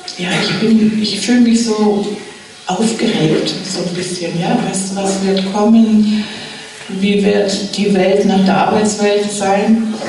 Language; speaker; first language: German; native; German